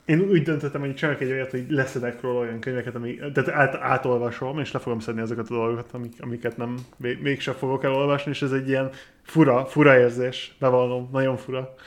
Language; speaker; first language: Hungarian; non-native, fluent; English